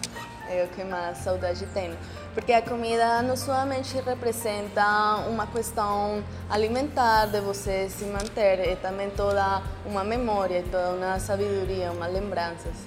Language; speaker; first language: Portuguese; non-native, fluent; Spanish